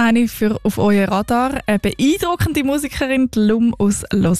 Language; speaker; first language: German; native; German